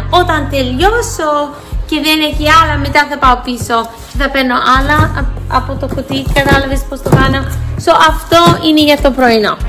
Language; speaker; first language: Greek; early bilingual, heritage; English